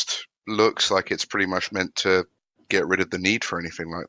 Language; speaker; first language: English; native; English